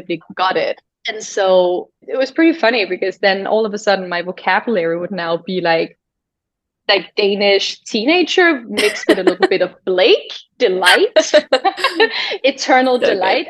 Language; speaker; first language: English; non-native, fluent; Danish